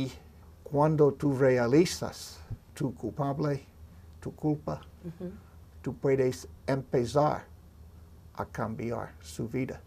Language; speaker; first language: Spanish; non-native, learner; English